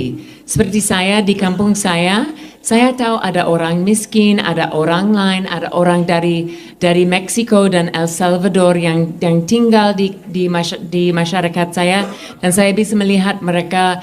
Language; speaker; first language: Indonesian; non-native, fluent; English